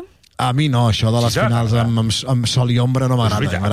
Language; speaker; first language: Catalan; native; Catalan